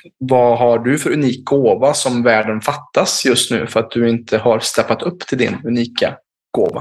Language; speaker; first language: Swedish; native; Swedish